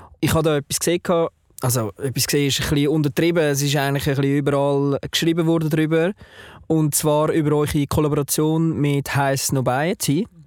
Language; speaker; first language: German; native; German